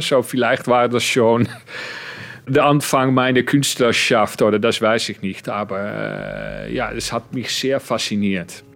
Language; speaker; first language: German; non-native, fluent; Dutch